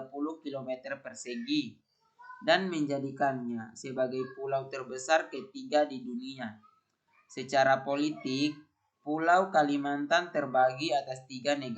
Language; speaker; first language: Indonesian; native; Indonesian